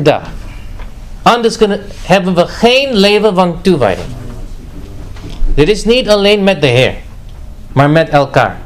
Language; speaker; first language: Dutch; non-native, fluent; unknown